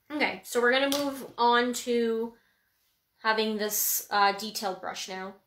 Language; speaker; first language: English; native; English